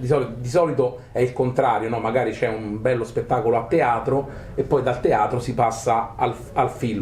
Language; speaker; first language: Italian; native; Italian